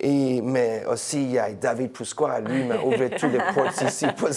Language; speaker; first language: French; non-native, fluent; English